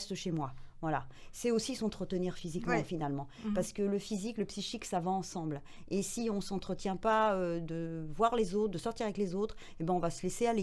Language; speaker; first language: French; native; French